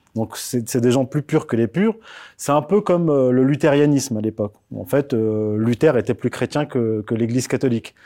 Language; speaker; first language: French; early bilingual, other home language; Berber languages